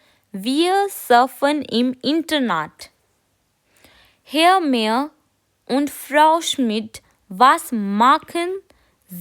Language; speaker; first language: German; non-native, fluent; Hindi